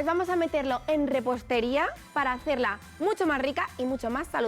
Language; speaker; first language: Spanish; native; Spanish